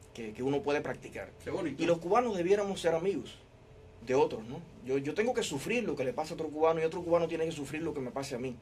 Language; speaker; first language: Spanish; native; Spanish